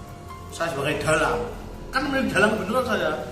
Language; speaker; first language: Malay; non-native, local second language; Javanese